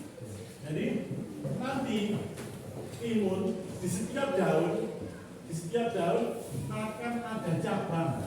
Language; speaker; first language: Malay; non-native, local second language; Javanese